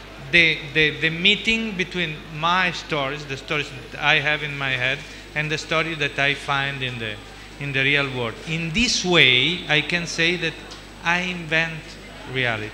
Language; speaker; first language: English; non-native, fluent; Italian